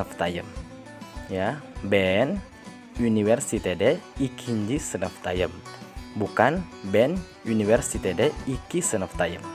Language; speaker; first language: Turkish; non-native, fluent; Indonesian